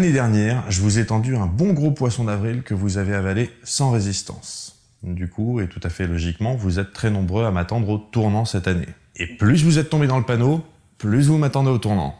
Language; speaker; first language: French; native; French